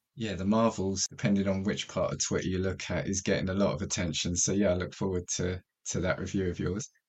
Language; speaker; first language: English; native; English